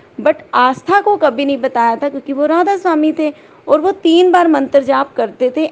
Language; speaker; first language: Hindi; native; Hindi